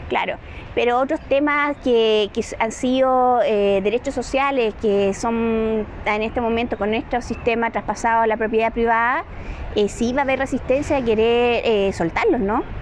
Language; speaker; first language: Spanish; native; Spanish